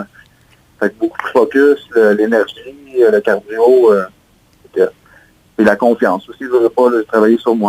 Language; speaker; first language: French; native; French